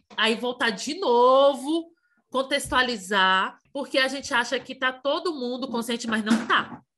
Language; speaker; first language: Portuguese; native; Portuguese